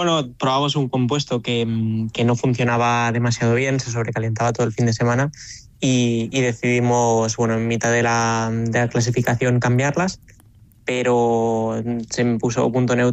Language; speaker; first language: Spanish; native; Spanish